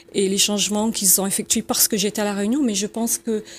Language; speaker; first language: French; non-native, fluent; English